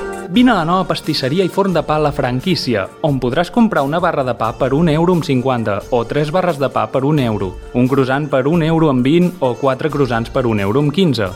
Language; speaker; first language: Catalan; native; Catalan